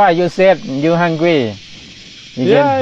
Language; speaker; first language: English; non-native, learner; Thai